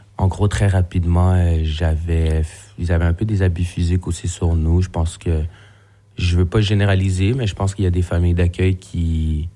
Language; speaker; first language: French; native; French